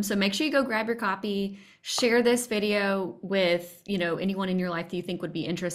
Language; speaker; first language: English; native; English